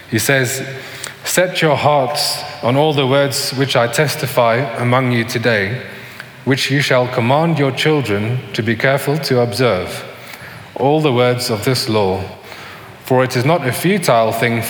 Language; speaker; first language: English; native; English